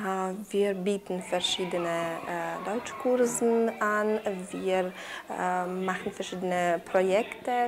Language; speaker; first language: German; early bilingual, heritage; German